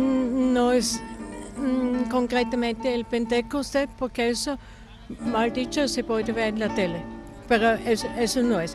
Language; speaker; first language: Spanish; non-native, fluent; German